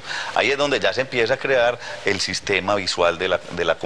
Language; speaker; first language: Spanish; native; Spanish